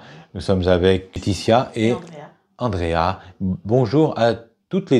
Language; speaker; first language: French; native; French